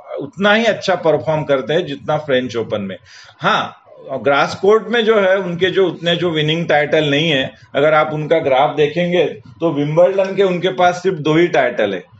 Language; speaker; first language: Hindi; non-native, local second language; Marathi